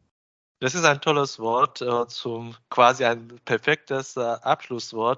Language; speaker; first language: German; non-native, fluent; Chinese